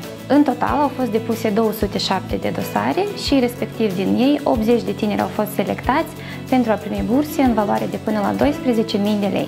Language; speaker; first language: Romanian; native; Romanian